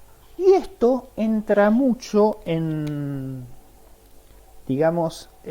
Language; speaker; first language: Spanish; native; Spanish